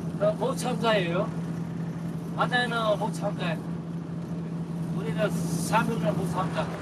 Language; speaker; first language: Korean; non-native, learner; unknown